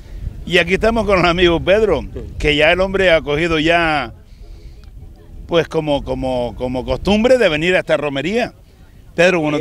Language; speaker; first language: Spanish; native; Spanish